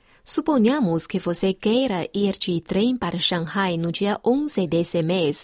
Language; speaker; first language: Portuguese; non-native, fluent; Chinese